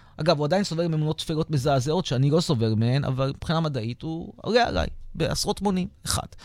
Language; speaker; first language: Hebrew; native; Hebrew